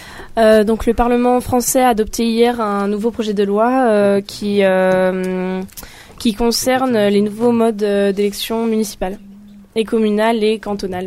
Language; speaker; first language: French; native; French